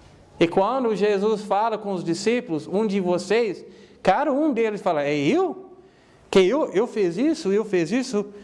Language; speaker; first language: Portuguese; non-native, fluent; English